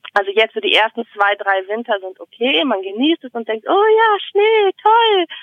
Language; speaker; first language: German; native; German